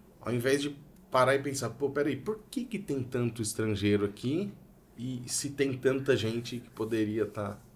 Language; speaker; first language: Portuguese; native; Portuguese